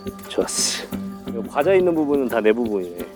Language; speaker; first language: Korean; native; Korean